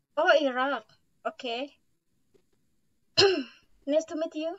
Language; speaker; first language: English; non-native, learner; Indonesian